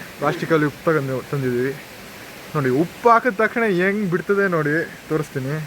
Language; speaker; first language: Kannada; non-native, local second language; Kodava